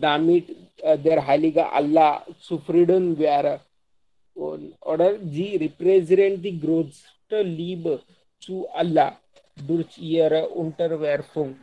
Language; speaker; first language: German; non-native, learner; Hindi